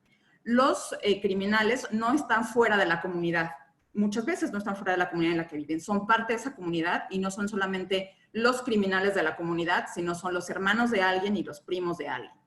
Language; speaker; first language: Spanish; native; Spanish